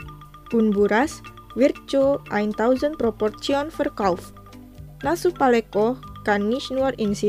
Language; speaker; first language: German; non-native, fluent; Indonesian